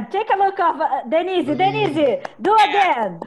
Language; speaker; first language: English; non-native, fluent; Portuguese